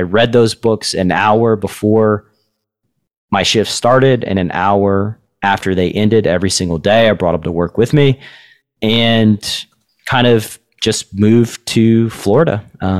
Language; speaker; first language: English; native; English